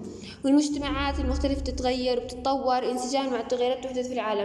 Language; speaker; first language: Arabic; native; Arabic